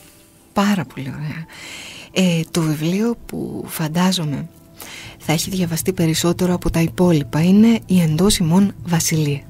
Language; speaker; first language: Greek; native; Greek